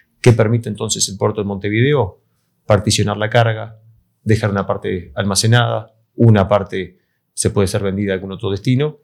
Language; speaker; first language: Spanish; native; Spanish